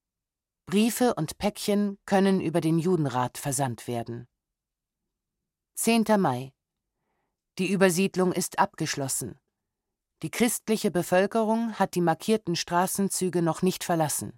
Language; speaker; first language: German; native; German